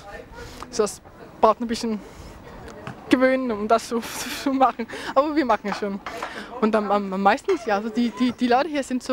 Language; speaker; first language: German; non-native, fluent; Danish